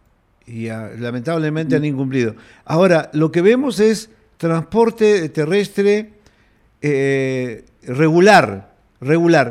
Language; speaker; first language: Spanish; native; Spanish